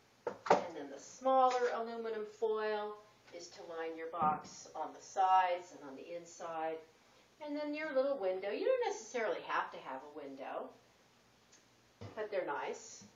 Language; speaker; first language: English; native; English